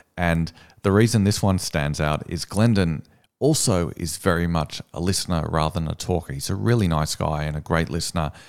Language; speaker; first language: English; native; English